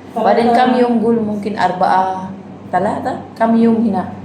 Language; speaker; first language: Arabic; non-native, learner; Filipino